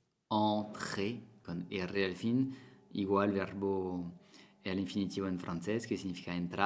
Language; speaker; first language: Spanish; non-native, fluent; French